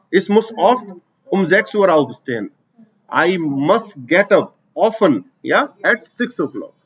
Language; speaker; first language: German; non-native, fluent; Hindi